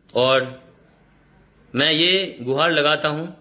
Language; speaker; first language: Hindi; non-native, local second language; Bangla